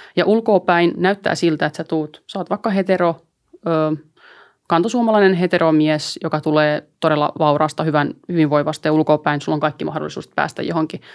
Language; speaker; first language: Finnish; early bilingual, other home language; Albanian